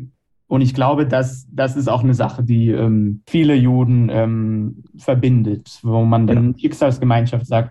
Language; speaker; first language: German; non-native, fluent; Hebrew